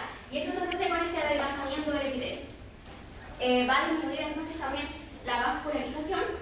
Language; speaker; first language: Spanish; native; Spanish